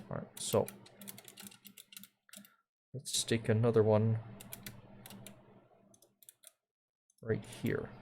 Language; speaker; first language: English; native; English